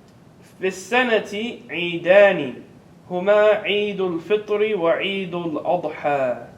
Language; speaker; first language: Arabic; non-native, fluent; English